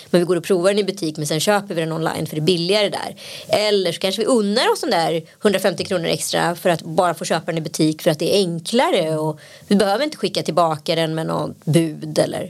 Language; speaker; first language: Swedish; native; Swedish